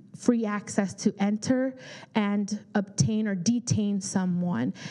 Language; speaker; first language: English; early bilingual, other home language; Spanish